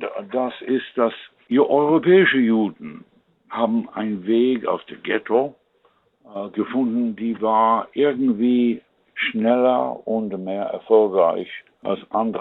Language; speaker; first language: German; non-native, fluent; English